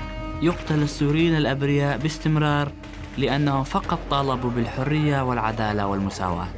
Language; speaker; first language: Arabic; native; Arabic